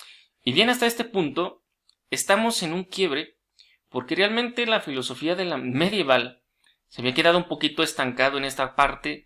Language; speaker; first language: Spanish; native; Spanish